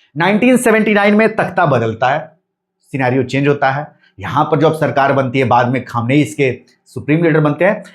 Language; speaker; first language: Hindi; native; Hindi